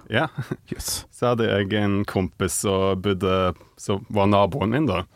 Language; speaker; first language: Norwegian; early bilingual, other home language; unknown